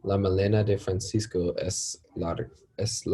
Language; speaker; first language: Spanish; non-native, learner; English